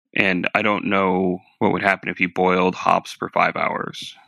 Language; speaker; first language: English; native; English